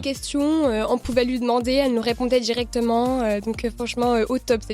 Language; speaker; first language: French; native; French